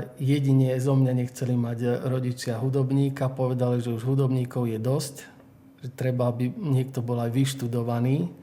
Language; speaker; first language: Slovak; non-native, local second language; Hungarian